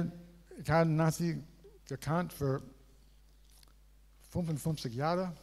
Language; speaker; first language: German; non-native, learner; English